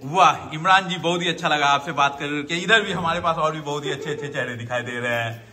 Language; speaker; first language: Hindi; native; Hindi